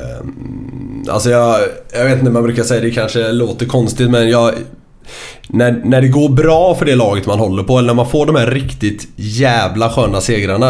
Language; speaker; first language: Swedish; native; Swedish